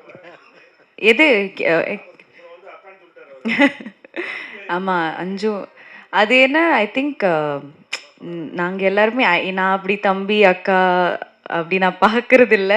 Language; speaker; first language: Tamil; non-native, local second language; Malayalam